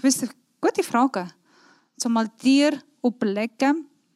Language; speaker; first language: German; non-native, fluent; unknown